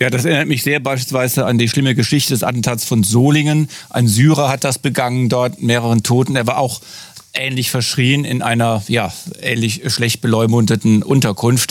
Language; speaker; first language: German; native; German